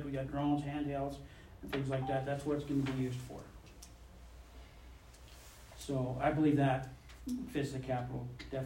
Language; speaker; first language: English; native; English